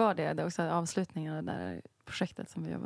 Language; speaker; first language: Swedish; native; Swedish